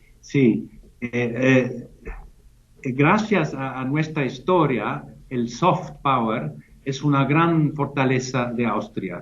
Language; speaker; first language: Spanish; non-native, fluent; German